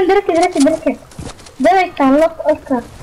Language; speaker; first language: Swedish; early bilingual, other home language; Turkish